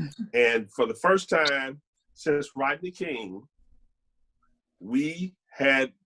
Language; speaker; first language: English; native; English